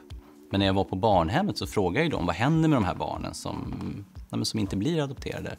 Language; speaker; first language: Swedish; native; Swedish